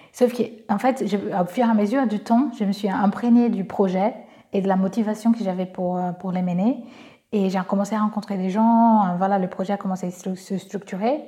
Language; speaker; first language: French; non-native, fluent; Portuguese